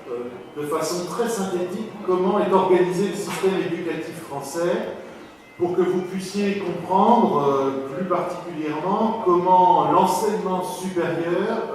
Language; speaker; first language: French; native; French